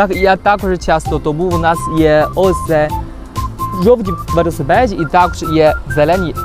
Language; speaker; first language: Ukrainian; non-native, learner; Chinese